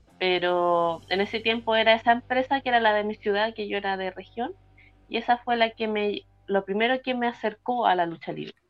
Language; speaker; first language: Spanish; native; Spanish